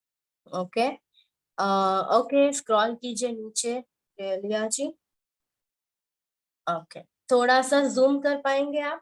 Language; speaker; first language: Hindi; native; Hindi